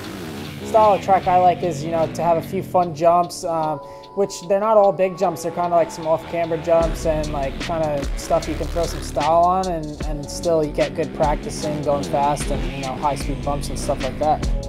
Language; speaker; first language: English; native; English